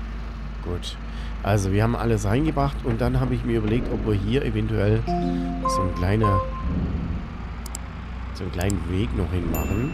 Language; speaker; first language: German; native; German